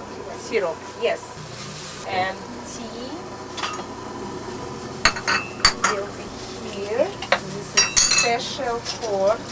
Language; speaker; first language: English; non-native, learner; Russian